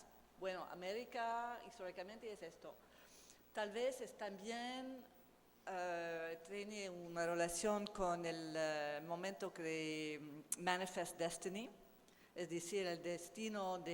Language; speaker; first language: Spanish; non-native, learner; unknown